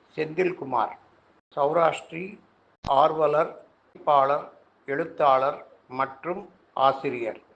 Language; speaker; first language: Tamil; non-native, local second language; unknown